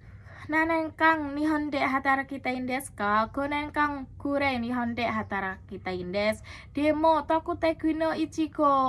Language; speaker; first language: Japanese; non-native, learner; Indonesian